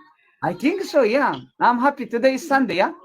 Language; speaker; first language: English; non-native, learner; Tigrinya